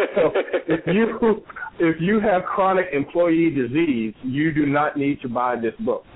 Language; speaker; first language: English; native; English